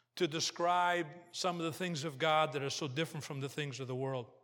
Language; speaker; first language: English; early bilingual, other home language; Portuguese